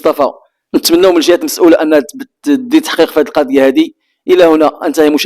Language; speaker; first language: Arabic; native; Arabic